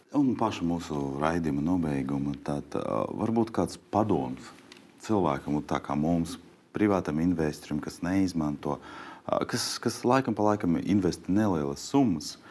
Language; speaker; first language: Latvian; non-native, local second language; Russian